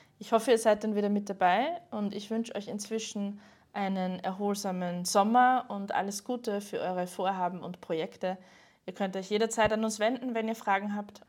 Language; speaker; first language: German; native; German